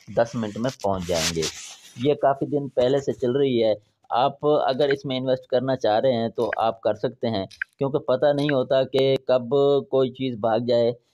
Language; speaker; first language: Urdu; non-native, local second language; Punjabi